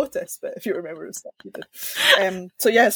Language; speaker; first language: English; native; English